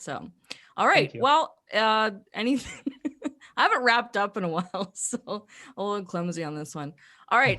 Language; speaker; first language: English; native; English